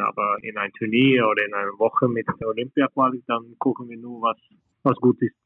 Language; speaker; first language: German; non-native, learner; Norwegian